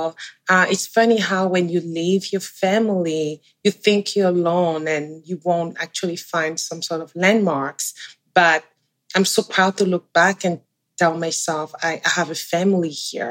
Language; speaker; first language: English; non-native, local second language; French